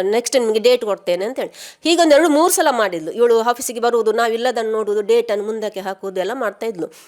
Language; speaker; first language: Kannada; native; Kannada